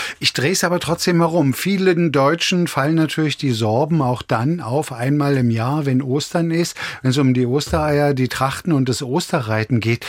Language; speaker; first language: German; native; German